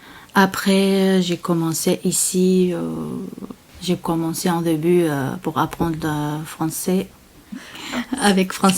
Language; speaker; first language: French; non-native, learner; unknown